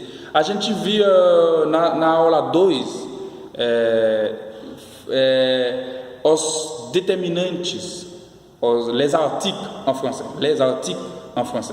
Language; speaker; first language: Portuguese; non-native, fluent; Haitian Creole